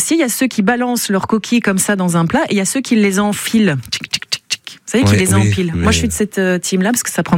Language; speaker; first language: French; native; French